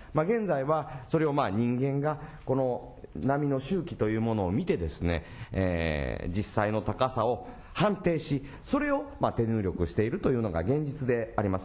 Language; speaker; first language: Japanese; native; Japanese